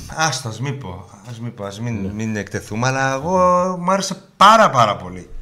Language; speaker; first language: Greek; early bilingual, heritage; Greek